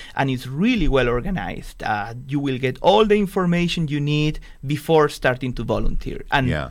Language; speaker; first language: English; non-native, fluent; Spanish